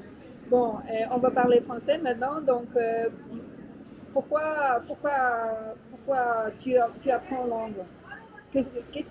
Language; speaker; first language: French; non-native, learner; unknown